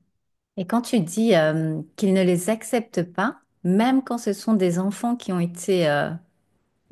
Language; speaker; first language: French; native; French